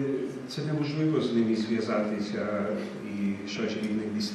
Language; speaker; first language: Ukrainian; early bilingual, heritage; Ukrainian